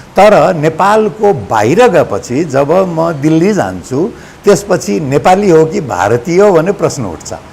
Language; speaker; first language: Nepali; non-native, local second language; Maithili